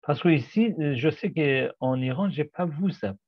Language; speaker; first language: French; non-native, fluent; Persian